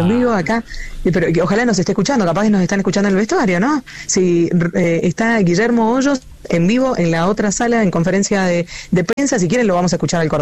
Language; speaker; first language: Spanish; native; Spanish